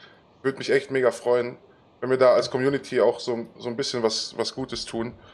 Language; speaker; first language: German; native; German